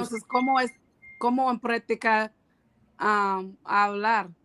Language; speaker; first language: Spanish; non-native, learner; English